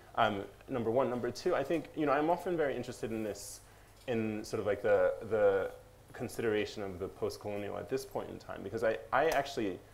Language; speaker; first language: English; native; English